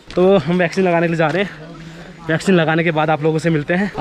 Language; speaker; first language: Hindi; native; Hindi